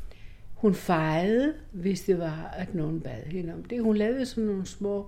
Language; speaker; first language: Danish; non-native, fluent; Greek